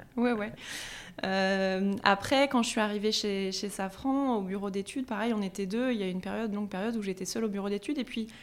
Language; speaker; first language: French; native; French